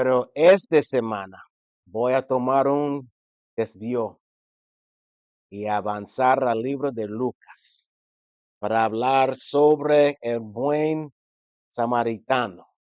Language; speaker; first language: Spanish; non-native, fluent; English